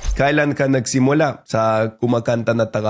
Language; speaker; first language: Filipino; non-native, fluent; English